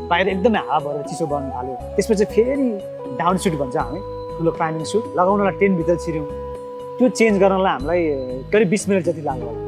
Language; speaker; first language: Nepali; non-native, local second language; Sherpa